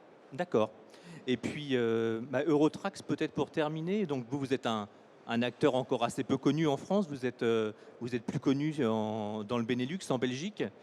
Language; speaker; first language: French; native; French